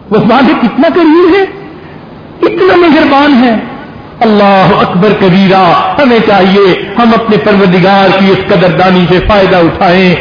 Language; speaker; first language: Urdu; non-native, local second language; Punjabi